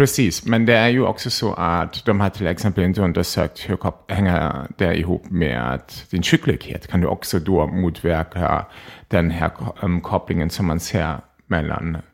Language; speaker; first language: Swedish; non-native, fluent; German